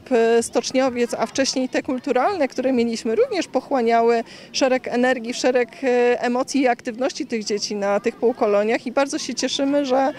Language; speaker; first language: Polish; native; Polish